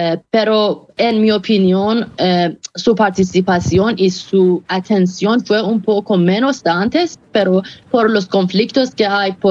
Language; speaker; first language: Spanish; non-native, fluent; Persian